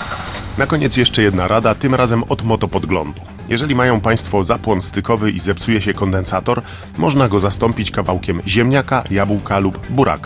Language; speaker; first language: Polish; native; Polish